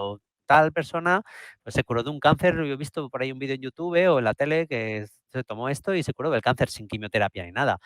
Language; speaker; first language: Spanish; native; Spanish